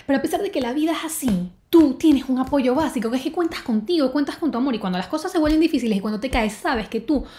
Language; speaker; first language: Spanish; native; Spanish